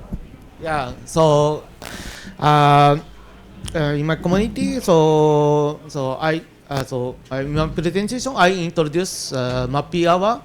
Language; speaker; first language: English; non-native, learner; Japanese